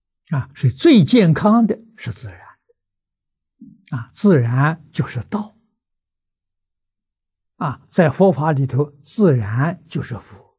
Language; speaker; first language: Chinese; native; Chinese